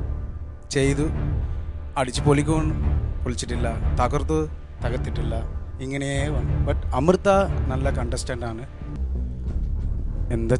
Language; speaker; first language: Malayalam; non-native, learner; Tamil